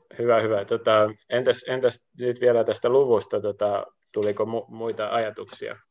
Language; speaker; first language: Finnish; native; Finnish